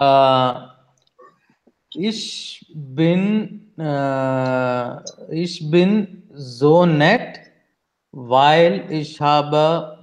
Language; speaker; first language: German; non-native, learner; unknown